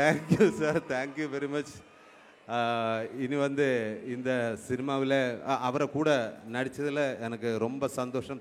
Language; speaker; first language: Tamil; non-native, local second language; Malayalam